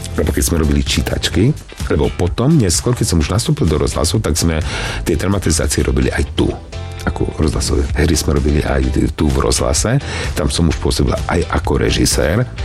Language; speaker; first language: Slovak; non-native, local second language; Romany